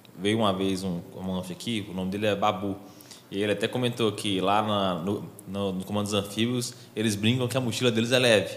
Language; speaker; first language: Portuguese; native; Portuguese